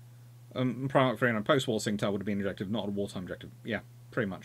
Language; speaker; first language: English; native; English